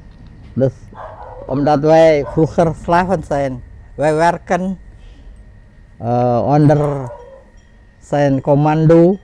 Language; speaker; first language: Dutch; non-native, fluent; Indonesian